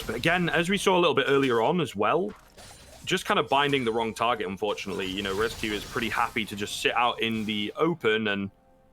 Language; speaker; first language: English; native; English